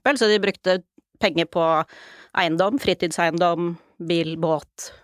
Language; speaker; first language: Norwegian; native; Norwegian